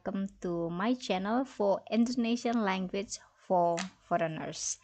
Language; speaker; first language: English; non-native, local second language; Indonesian